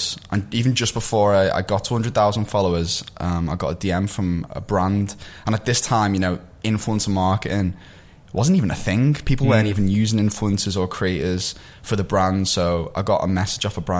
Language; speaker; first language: English; native; English